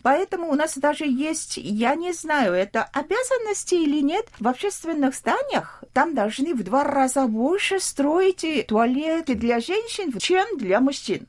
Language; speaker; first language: Russian; non-native, fluent; Korean